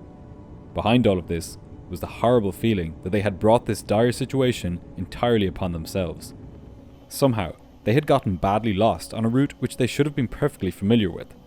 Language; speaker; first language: English; native; English